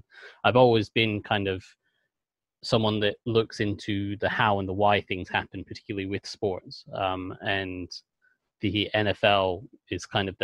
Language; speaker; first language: English; native; English